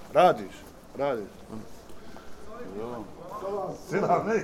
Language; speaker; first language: German; non-native, learner; Bosnian